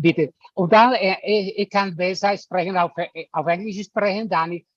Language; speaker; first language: German; non-native, learner; Spanish